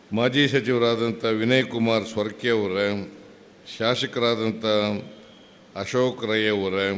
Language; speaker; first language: Kannada; native; Kannada